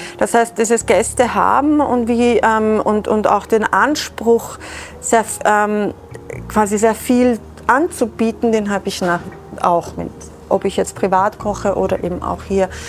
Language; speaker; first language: German; early bilingual, other home language; Persian